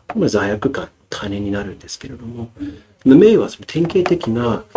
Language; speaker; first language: Japanese; non-native, fluent; English